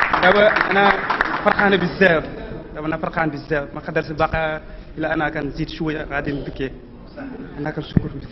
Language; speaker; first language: Arabic; non-native, learner; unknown